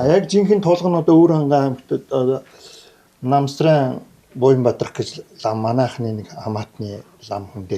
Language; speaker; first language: Mongolian; native; Mongolian